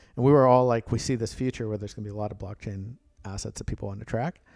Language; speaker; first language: English; native; English